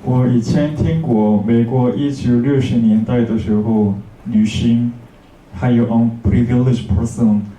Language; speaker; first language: Chinese; non-native, learner; Korean